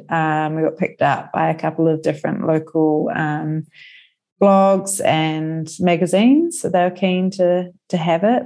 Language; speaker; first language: English; native; English